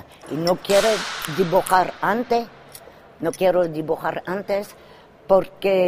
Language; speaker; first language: Spanish; non-native, fluent; French